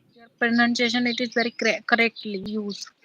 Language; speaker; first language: English; non-native, learner; Hindi